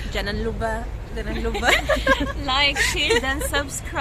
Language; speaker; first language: Indonesian; non-native, fluent; Arabic